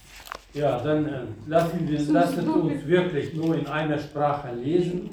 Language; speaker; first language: German; non-native, fluent; Russian